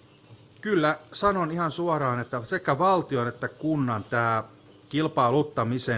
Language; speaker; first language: Finnish; native; Finnish